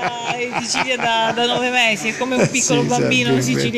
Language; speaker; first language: Italian; native; Italian